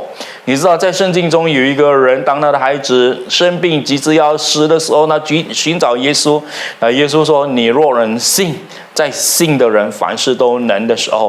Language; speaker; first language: Chinese; native; Chinese